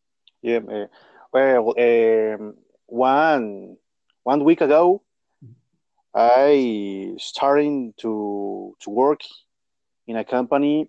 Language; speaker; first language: English; non-native, learner; Spanish